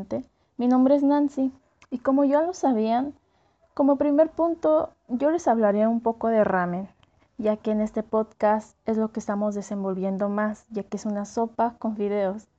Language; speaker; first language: Spanish; native; Spanish